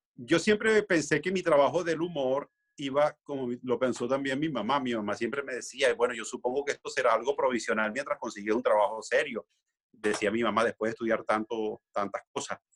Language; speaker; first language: Spanish; native; Spanish